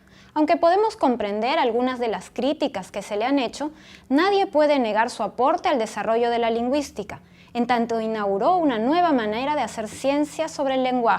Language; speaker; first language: Spanish; native; Spanish